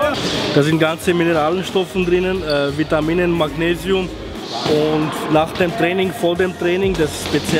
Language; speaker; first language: German; non-native, learner; Armenian